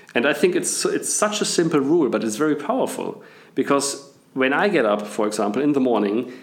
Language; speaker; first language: English; non-native, fluent; German